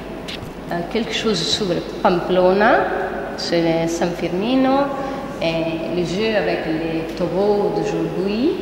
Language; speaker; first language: French; non-native, fluent; Italian